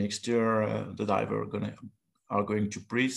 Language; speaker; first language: English; non-native, fluent; French